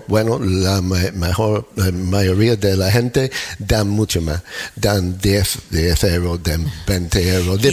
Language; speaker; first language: Spanish; non-native, fluent; English